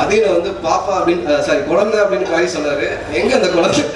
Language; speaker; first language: Tamil; native; Tamil